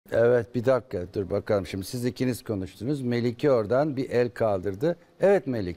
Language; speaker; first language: Turkish; native; Turkish